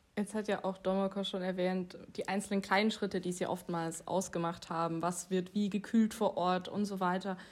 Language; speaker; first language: German; native; German